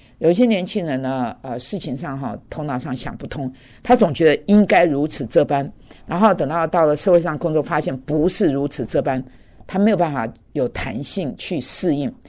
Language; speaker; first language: Chinese; native; Chinese